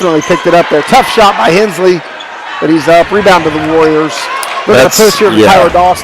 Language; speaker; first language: English; native; English